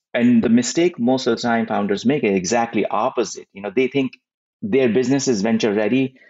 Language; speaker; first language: English; non-native, local second language; Hindi